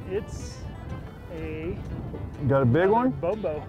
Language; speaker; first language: English; native; English